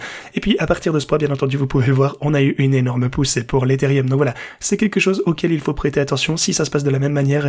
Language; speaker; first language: French; native; French